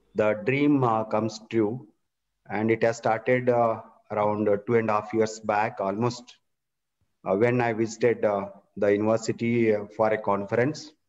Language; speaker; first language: English; non-native, local second language; Kannada